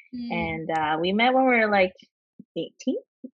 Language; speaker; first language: English; native; English